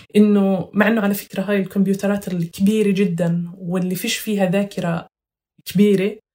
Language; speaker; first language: Arabic; native; Arabic